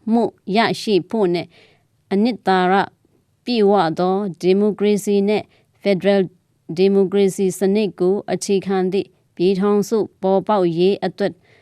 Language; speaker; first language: Burmese; non-native, local second language; Tedim Chin